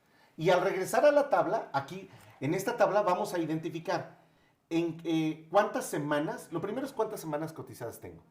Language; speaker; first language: Spanish; native; Spanish